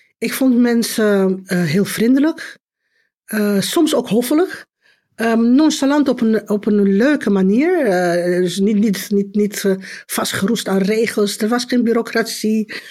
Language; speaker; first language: Dutch; non-native, fluent; Romanian